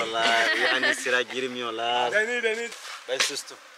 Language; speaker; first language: Turkish; non-native, learner; Hausa